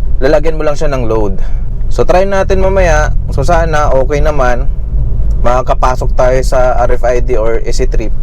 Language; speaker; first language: Filipino; native; Filipino